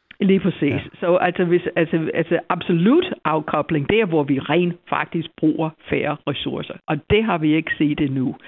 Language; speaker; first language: Danish; non-native, fluent; English